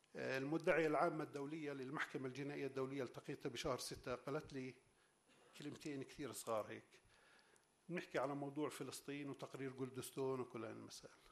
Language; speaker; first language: Arabic; native; Arabic